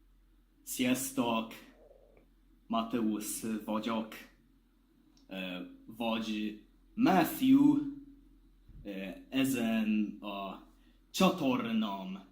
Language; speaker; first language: Hungarian; non-native, learner; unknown